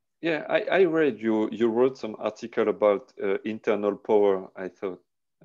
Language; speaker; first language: English; non-native, learner; French